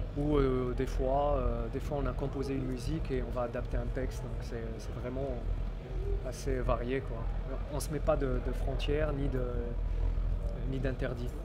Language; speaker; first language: French; non-native, local second language; Arabic